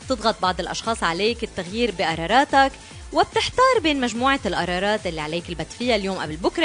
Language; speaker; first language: Arabic; native; Arabic